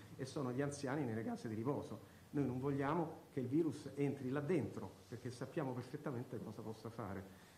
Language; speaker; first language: Italian; native; Italian